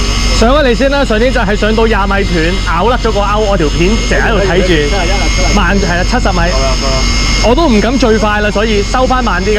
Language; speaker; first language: Chinese; native; Chinese